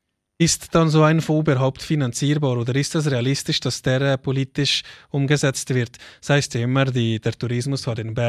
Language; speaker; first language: German; native; German